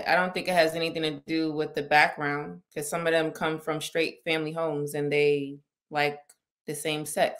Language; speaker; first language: English; native; English